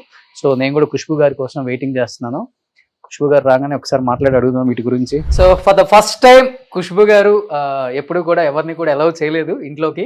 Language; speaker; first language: Telugu; native; Telugu